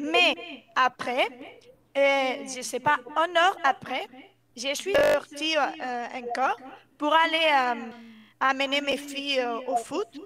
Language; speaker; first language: French; non-native, fluent; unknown